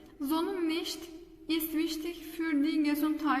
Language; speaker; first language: German; non-native, fluent; Turkish